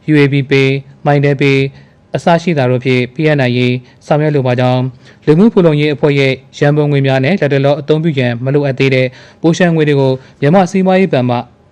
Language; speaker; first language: Burmese; native; Burmese